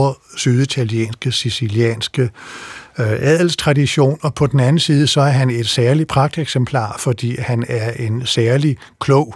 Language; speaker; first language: Danish; native; Danish